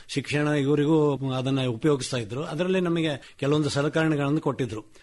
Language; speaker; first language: Kannada; native; Kannada